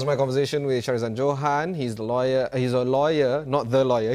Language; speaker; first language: English; non-native, local second language; Malay